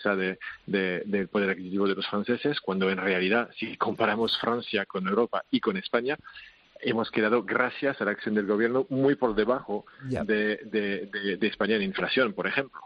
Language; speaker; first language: Spanish; non-native, fluent; French